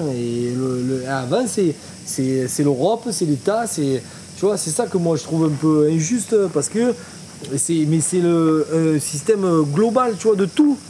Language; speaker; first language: French; native; French